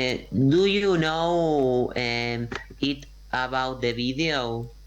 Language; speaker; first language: English; non-native, learner; Spanish